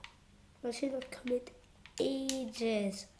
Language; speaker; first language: Welsh; non-native, local second language; English